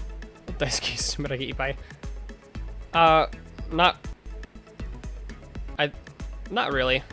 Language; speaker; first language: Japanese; non-native, learner; English